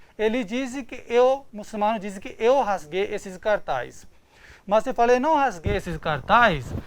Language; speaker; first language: Portuguese; non-native, learner; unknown